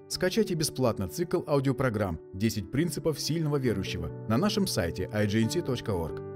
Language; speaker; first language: Russian; native; Russian